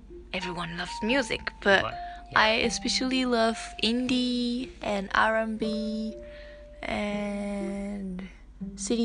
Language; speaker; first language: English; non-native, fluent; Japanese